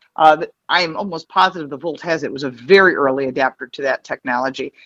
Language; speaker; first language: English; native; English